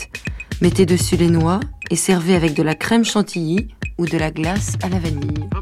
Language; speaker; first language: French; native; French